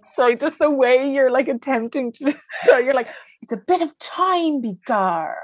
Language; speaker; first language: English; native; English